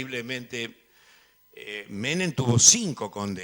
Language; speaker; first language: Spanish; native; Spanish